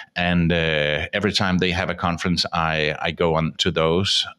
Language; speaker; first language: English; non-native, fluent; Danish